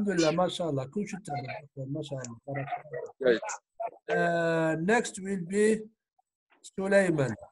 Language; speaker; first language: Arabic; non-native, fluent; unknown